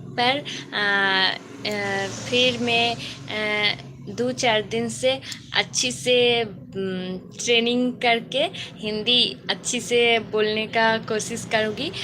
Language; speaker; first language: Hindi; non-native, local second language; Bangla